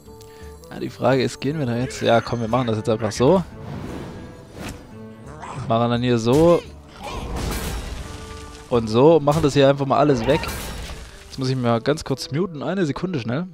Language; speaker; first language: German; native; German